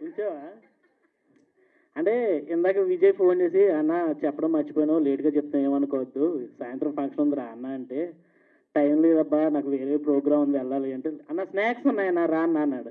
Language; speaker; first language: Telugu; native; Telugu